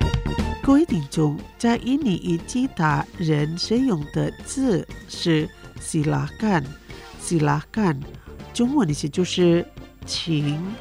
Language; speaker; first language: Chinese; early bilingual, heritage; Chinese